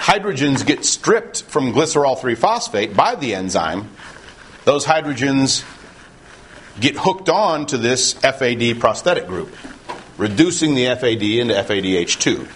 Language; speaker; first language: English; native; English